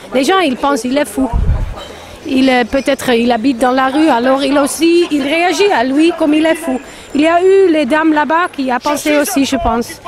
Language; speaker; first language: French; non-native, learner; Dutch